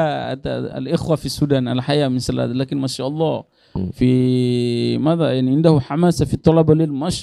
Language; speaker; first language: Arabic; non-native, learner; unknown